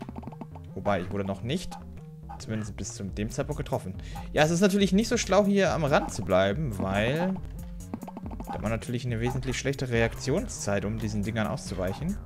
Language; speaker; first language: German; native; German